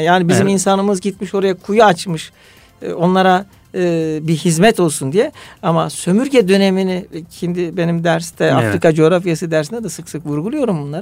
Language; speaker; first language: Turkish; native; Turkish